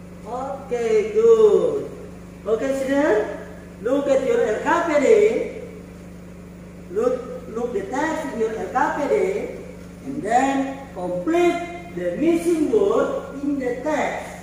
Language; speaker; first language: English; non-native, fluent; Indonesian